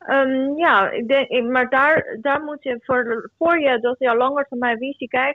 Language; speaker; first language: Dutch; non-native, fluent; Chinese